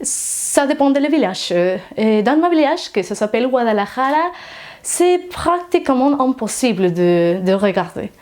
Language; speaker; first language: French; non-native, learner; Spanish